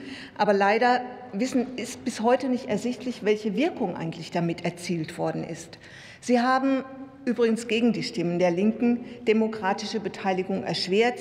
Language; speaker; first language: German; native; German